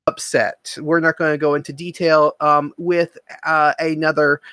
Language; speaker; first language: English; native; English